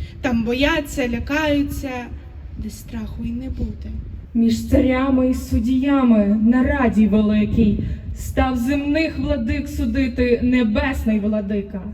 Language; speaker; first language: Ukrainian; native; Ukrainian